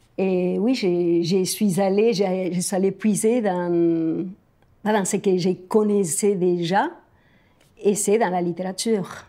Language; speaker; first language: French; non-native, fluent; Spanish